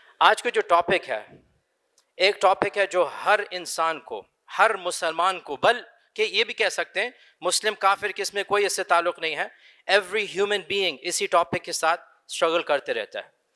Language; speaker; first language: Urdu; early bilingual, other home language; English